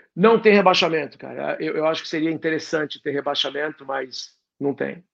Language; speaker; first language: Portuguese; native; Portuguese